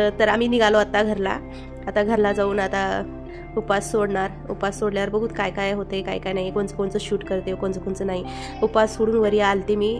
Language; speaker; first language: Marathi; early bilingual, heritage; Marathi